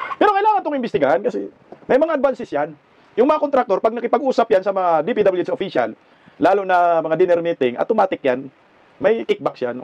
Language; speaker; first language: Filipino; non-native, local second language; Cebuano